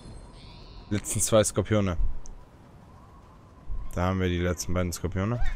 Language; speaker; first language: German; native; German